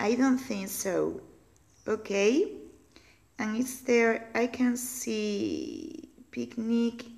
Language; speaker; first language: English; non-native, learner; Spanish